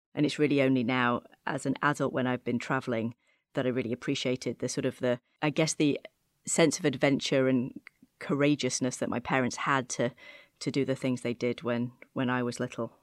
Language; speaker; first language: English; native; English